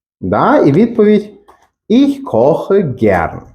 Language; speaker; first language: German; non-native, fluent; Ukrainian